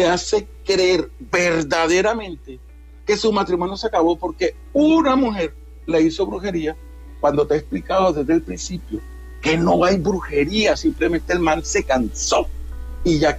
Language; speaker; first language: Spanish; native; Spanish